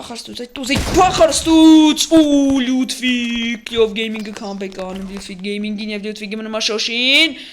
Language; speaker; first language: Armenian; native; Armenian